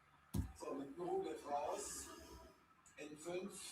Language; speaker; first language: German; native; German